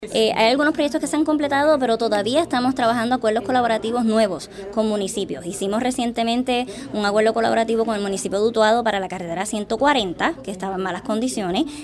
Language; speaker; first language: Spanish; native; Spanish